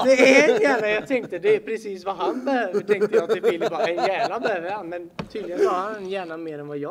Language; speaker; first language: Swedish; native; Swedish